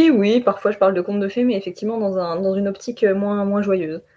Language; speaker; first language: French; native; French